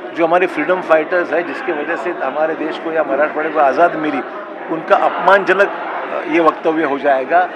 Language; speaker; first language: Hindi; non-native, local second language; Marathi